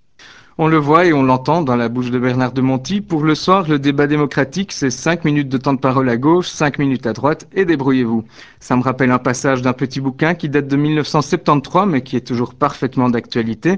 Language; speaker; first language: French; native; French